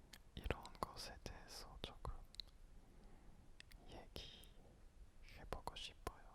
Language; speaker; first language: Korean; non-native, fluent; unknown